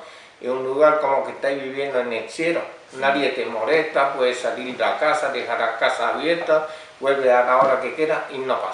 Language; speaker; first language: Spanish; non-native, local second language; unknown